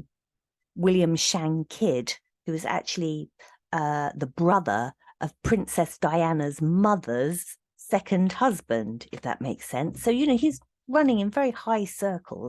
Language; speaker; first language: English; native; English